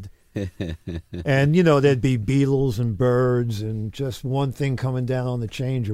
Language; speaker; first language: English; native; English